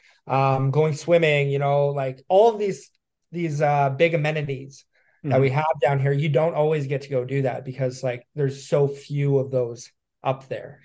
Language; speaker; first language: English; native; English